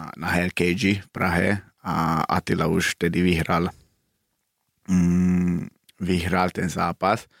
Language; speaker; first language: Slovak; non-native, local second language; Hungarian